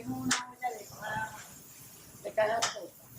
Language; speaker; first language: Spanish; native; Spanish